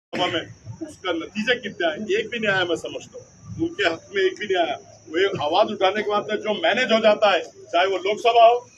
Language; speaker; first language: Hindi; non-native, local second language; Urdu